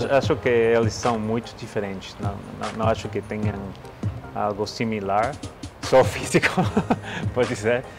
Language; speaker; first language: Portuguese; non-native, learner; Spanish